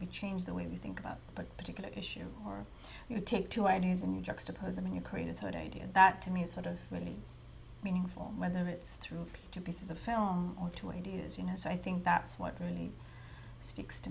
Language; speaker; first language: English; non-native, local second language; Hindi